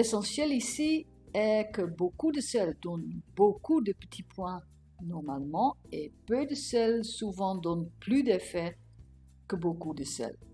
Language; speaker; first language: French; non-native, learner; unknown